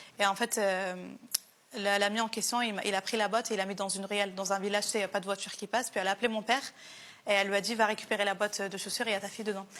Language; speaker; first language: French; early bilingual, other home language; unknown